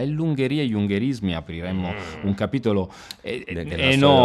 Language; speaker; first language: Italian; native; Italian